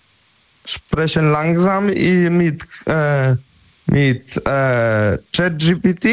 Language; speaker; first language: German; non-native, learner; Polish